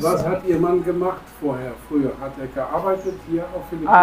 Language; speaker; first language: German; non-native, fluent; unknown